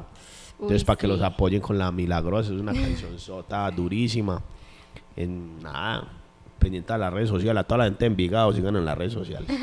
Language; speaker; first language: Spanish; native; Spanish